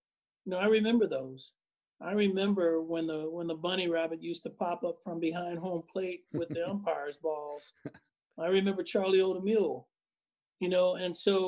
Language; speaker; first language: English; native; English